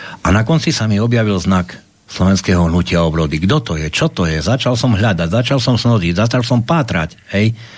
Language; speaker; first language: Slovak; native; Slovak